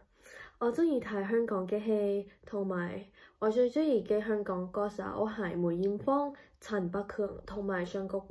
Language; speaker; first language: Chinese; non-native, learner; Thai